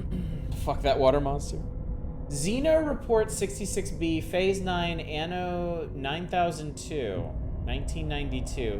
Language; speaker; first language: English; native; English